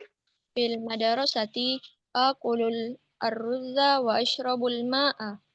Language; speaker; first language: Arabic; non-native, learner; Indonesian